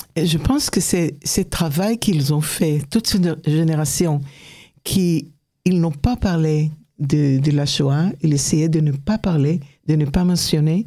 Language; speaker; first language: French; non-native, fluent; Hebrew